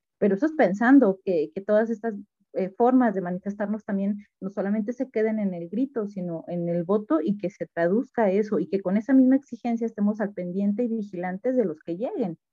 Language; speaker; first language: Spanish; native; Spanish